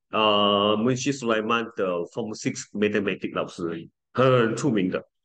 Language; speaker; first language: English; non-native, local second language; Chinese